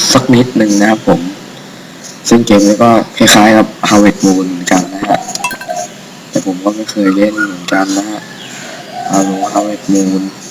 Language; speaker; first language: Thai; native; Thai